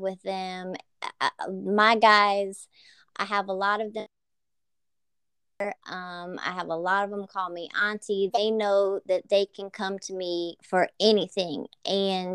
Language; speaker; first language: English; native; English